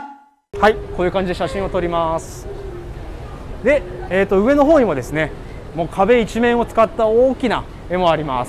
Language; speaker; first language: Japanese; native; Japanese